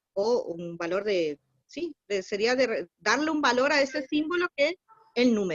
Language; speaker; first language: Spanish; native; Spanish